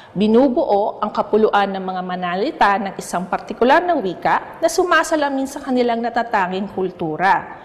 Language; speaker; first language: Filipino; native; Filipino